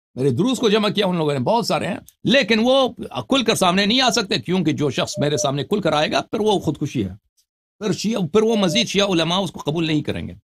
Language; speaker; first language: Urdu; non-native, fluent; Persian